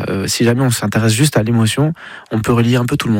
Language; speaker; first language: French; native; French